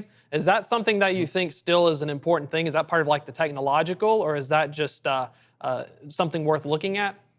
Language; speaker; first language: English; native; English